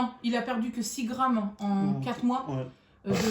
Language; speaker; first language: French; native; French